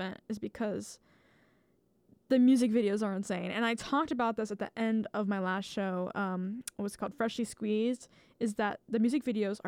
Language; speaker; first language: English; native; English